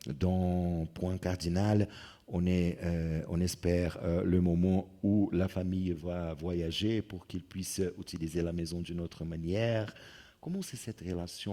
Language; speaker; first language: French; non-native, fluent; Portuguese